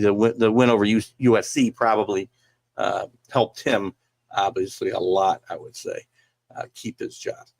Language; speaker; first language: English; native; English